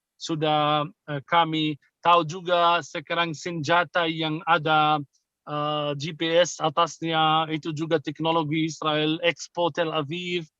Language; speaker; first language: Indonesian; non-native, fluent; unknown